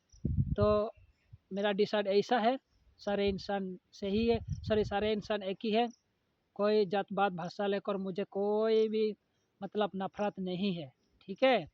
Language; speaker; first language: Hindi; non-native, local second language; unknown